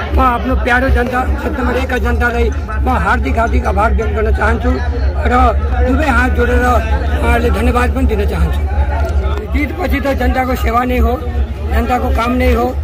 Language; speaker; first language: Nepali; non-native, local second language; Bhojpuri